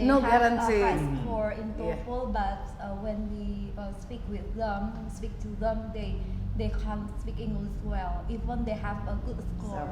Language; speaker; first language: English; non-native, learner; Indonesian